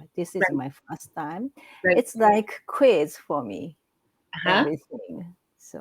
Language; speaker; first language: English; non-native, learner; Japanese